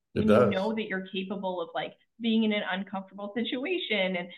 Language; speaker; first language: English; native; English